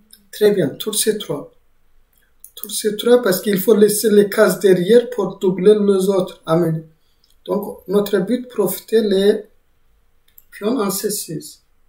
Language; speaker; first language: French; non-native, fluent; Azerbaijani